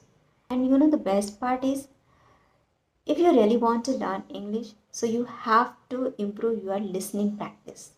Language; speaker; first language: English; non-native, learner; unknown